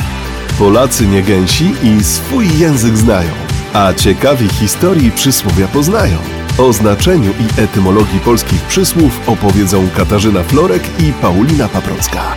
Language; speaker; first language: Polish; native; Polish